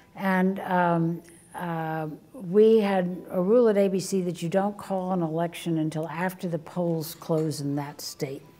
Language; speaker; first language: English; native; English